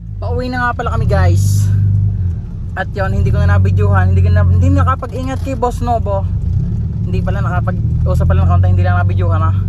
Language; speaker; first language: Filipino; native; Filipino